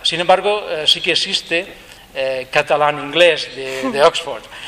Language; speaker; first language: Spanish; native; Spanish